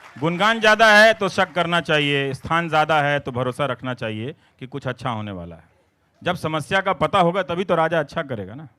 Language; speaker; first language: Hindi; non-native, local second language; Bhojpuri